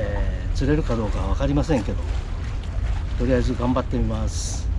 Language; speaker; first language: Japanese; native; Japanese